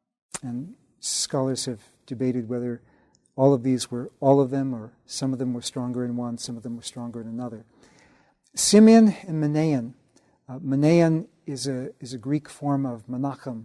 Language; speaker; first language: English; native; English